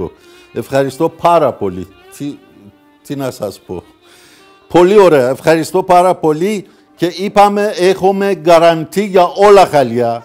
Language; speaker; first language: Greek; non-native, fluent; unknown